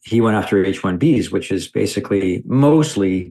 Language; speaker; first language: English; native; English